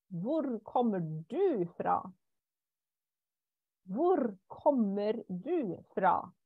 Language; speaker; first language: Norwegian; non-native, fluent; German